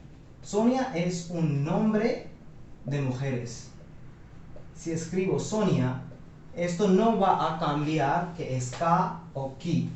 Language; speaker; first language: Spanish; non-native, fluent; Hindi